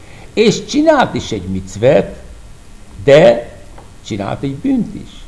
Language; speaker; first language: Hungarian; non-native, fluent; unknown